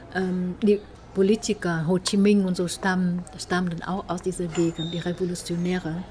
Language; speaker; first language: German; non-native, fluent; Vietnamese